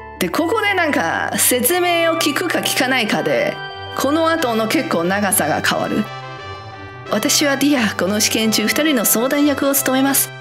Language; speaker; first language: Japanese; non-native, fluent; Chinese